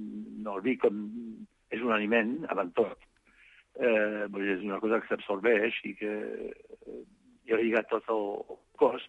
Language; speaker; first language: Catalan; non-native, fluent; French